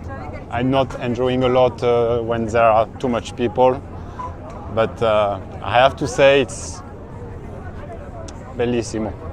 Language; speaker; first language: English; non-native, learner; French